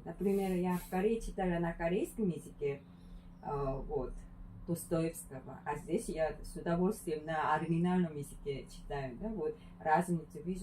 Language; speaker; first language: Russian; non-native, fluent; Korean